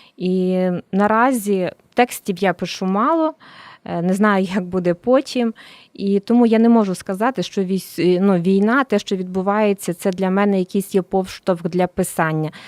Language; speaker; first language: Ukrainian; native; Ukrainian